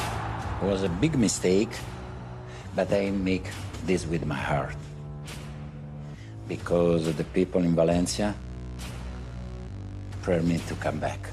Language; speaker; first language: English; non-native, fluent; Italian